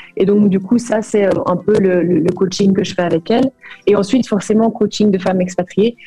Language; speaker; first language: French; native; French